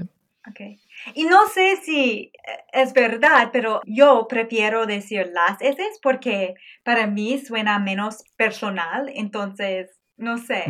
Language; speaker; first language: Spanish; non-native, fluent; English